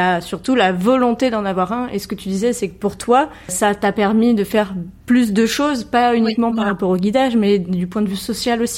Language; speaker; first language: French; native; French